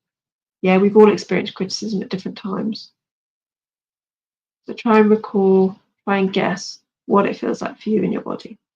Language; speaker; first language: English; native; English